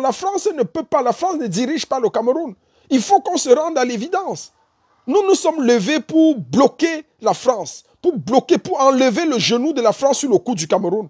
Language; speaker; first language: French; native; French